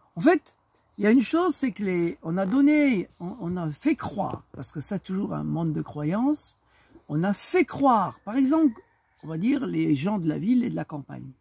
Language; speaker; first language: French; native; French